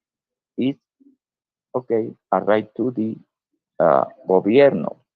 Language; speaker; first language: English; non-native, learner; Spanish